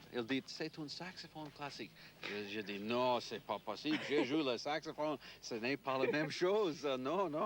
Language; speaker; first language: French; non-native, fluent; English